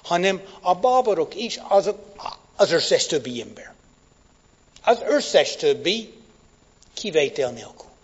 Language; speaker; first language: Hungarian; non-native, fluent; English